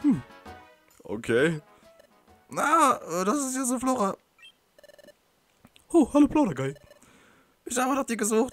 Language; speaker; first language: German; native; German